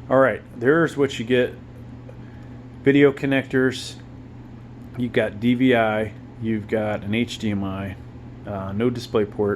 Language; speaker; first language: English; native; English